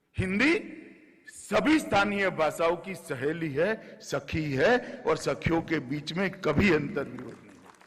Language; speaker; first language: Hindi; non-native, local second language; Gujarati